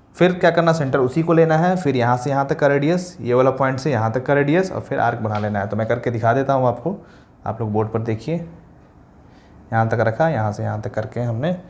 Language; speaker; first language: Hindi; native; Hindi